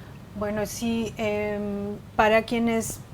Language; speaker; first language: Spanish; non-native, fluent; Chinese